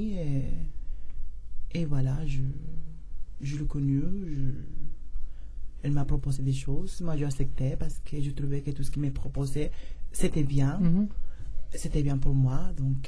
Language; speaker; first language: French; non-native, learner; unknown